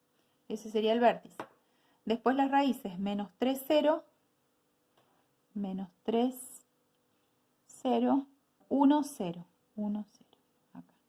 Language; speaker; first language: Spanish; native; Spanish